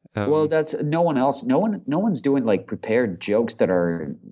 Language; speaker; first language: English; non-native, fluent; Russian